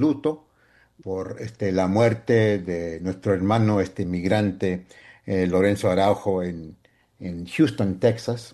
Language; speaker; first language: Spanish; early bilingual, heritage; Spanish